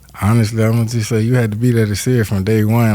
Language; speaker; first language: English; native; English